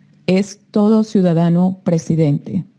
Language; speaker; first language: Spanish; native; Spanish